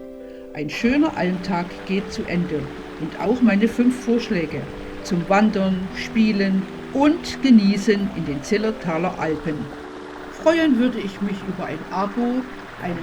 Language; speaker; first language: German; native; German